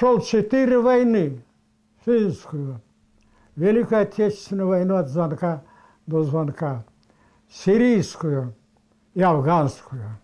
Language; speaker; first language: Russian; non-native, local second language; Karachay-Balkar